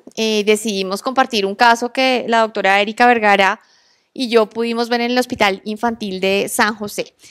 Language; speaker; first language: Spanish; native; Spanish